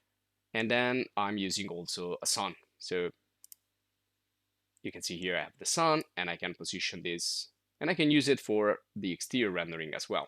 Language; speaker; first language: English; non-native, fluent; Italian